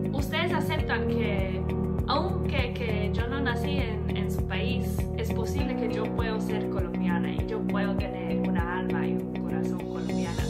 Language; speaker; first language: Spanish; non-native, fluent; English